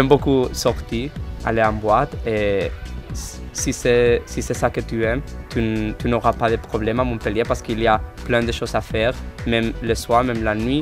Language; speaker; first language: French; non-native, fluent; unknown